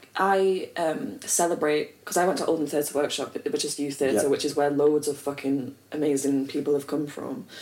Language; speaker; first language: English; native; English